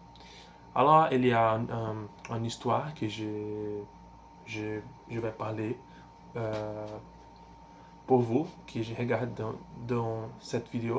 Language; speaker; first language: French; non-native, learner; Portuguese